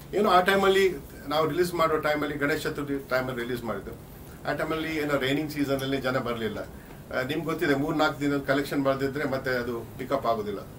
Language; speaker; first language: Kannada; non-native, local second language; Tulu